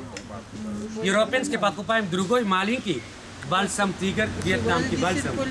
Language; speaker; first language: Russian; non-native, learner; Sinhala